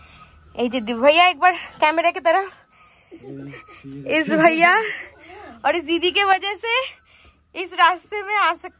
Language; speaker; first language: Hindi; non-native, local second language; Bangla